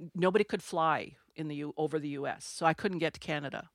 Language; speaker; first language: English; non-native, fluent; French